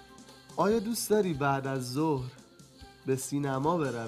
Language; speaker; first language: Persian; non-native, fluent; Arabic